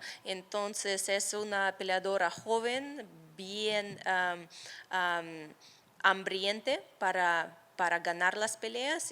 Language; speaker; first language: Spanish; non-native, fluent; Russian